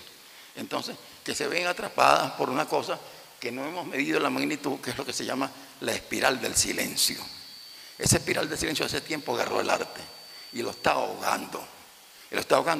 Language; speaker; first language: Spanish; native; Spanish